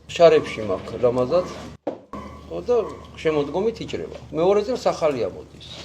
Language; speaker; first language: Georgian; native; Georgian